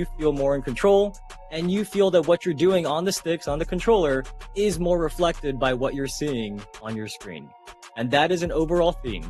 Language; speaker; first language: English; native; English